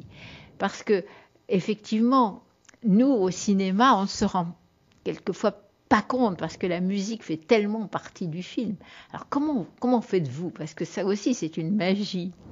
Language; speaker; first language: French; native; French